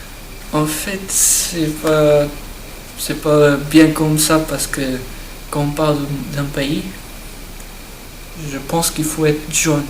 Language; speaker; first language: French; non-native, learner; Portuguese